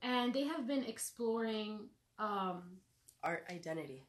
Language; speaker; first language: English; non-native, fluent; Arabic